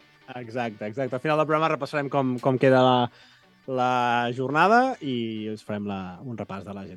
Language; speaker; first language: Catalan; native; Catalan